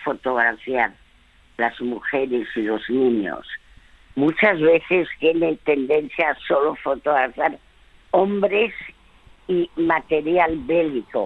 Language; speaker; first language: Spanish; early bilingual, other home language; French